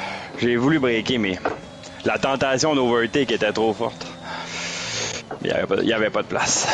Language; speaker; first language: French; native; French